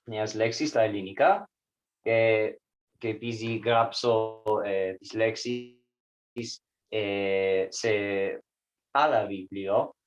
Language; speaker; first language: Greek; non-native, learner; English